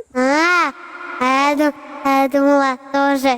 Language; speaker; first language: Russian; non-native, learner; Turkish